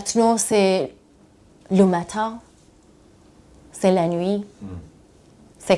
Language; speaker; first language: French; non-native, learner; Persian